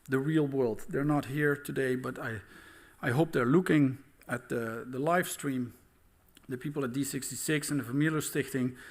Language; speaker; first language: English; non-native, fluent; Dutch